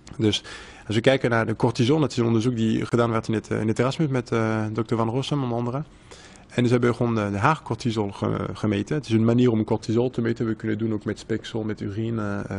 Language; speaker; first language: Dutch; non-native, fluent; French